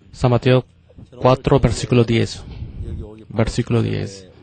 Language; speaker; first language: Spanish; non-native, fluent; Korean